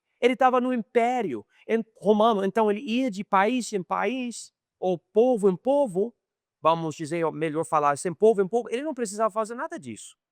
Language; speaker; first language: Portuguese; non-native, fluent; English